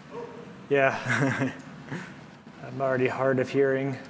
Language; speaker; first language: English; native; English